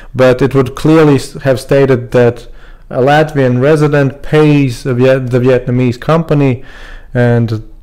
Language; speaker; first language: English; non-native, fluent; Latvian